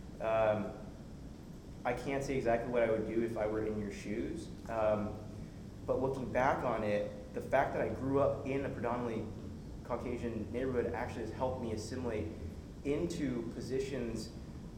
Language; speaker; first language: English; native; English